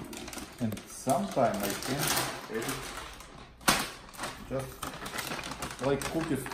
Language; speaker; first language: English; non-native, learner; Russian